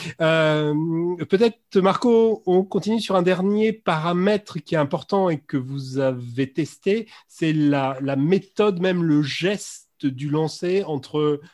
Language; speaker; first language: French; native; French